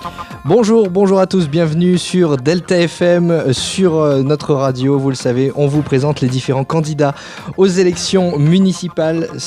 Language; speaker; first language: French; native; French